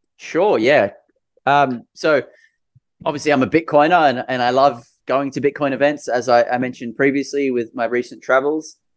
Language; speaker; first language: English; native; English